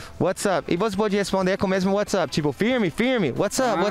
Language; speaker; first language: Portuguese; non-native, fluent; English